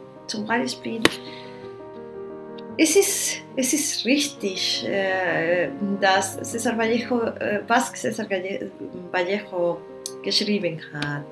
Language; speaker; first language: German; non-native, learner; Spanish